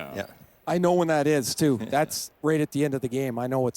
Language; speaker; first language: English; native; English